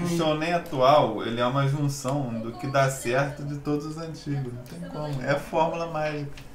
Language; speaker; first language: Portuguese; native; Portuguese